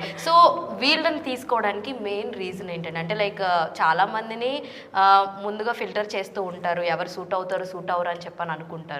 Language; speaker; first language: Telugu; native; Telugu